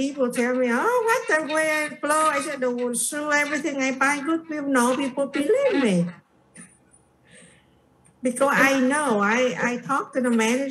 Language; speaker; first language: English; non-native, fluent; Vietnamese